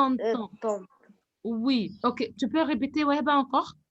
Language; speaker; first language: French; non-native, fluent; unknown